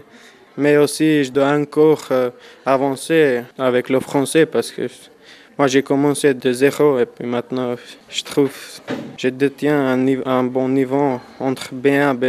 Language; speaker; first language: French; non-native, learner; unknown